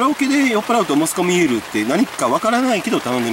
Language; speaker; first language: Japanese; native; Japanese